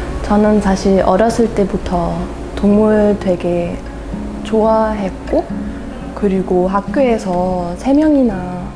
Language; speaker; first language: Korean; non-native, fluent; German